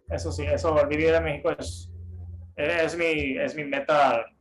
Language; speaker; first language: Spanish; non-native, fluent; Japanese